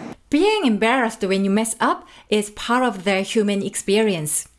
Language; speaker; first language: English; non-native, learner; Korean